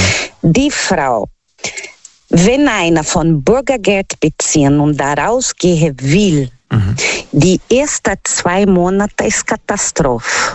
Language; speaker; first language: German; non-native, learner; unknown